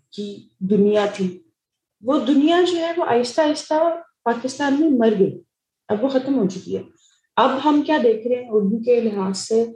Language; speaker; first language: Urdu; native; Urdu